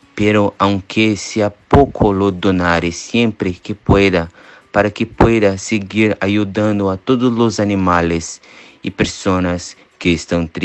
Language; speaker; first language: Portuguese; non-native, learner; Spanish